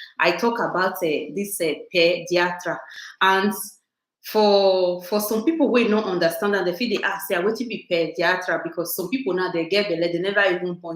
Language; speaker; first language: Nigerian Pidgin; non-native, local second language; Bini